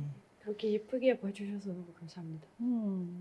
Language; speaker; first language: Korean; non-native, fluent; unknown